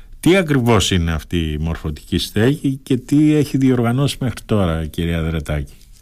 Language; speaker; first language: Greek; native; Greek